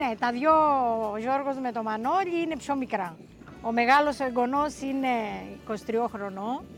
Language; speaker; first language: Greek; native; Greek